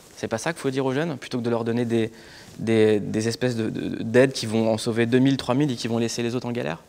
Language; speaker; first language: French; native; French